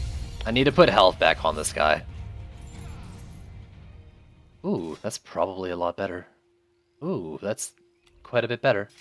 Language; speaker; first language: English; native; English